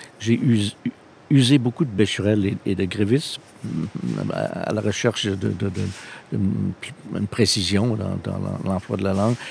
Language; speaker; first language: French; non-native, local second language; English